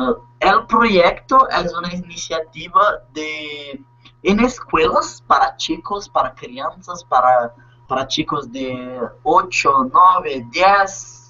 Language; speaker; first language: Spanish; non-native, learner; Portuguese